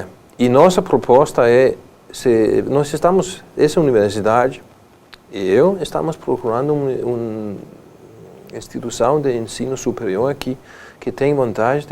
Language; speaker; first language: Portuguese; non-native, fluent; Danish